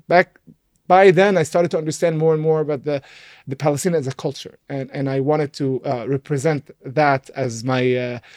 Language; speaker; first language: English; non-native, fluent; Arabic